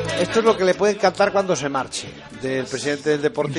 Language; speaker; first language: Spanish; native; Spanish